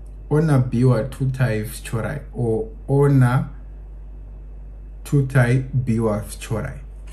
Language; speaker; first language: Polish; non-native, learner; English